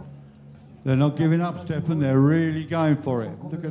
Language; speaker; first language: English; native; English